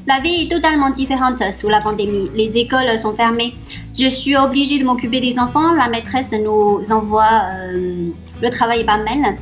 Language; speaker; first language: French; non-native, fluent; Chinese